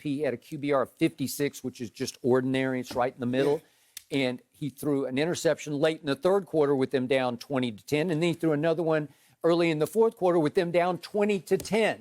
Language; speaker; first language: English; native; English